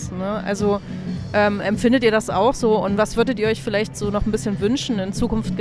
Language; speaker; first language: German; native; German